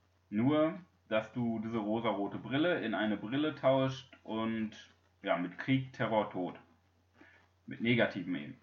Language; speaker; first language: German; native; German